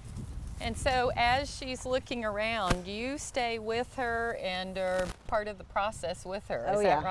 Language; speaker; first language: English; native; English